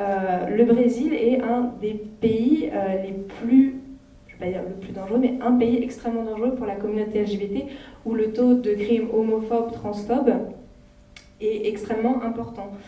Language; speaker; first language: French; native; French